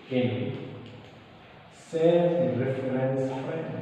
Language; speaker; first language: English; non-native, local second language; Hindi